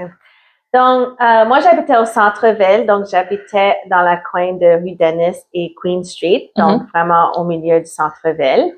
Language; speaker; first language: French; early bilingual, other home language; Italian